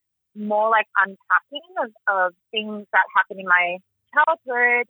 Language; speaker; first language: English; native; English